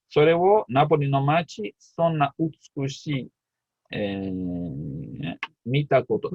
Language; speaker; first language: Japanese; non-native, learner; Italian